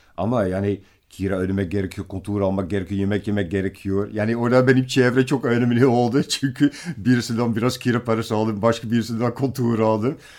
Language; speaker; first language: Turkish; non-native, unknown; Dutch